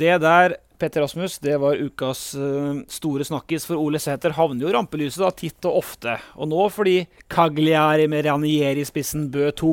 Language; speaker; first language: Norwegian; native; Norwegian